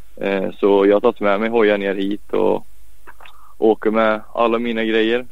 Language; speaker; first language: Swedish; native; Swedish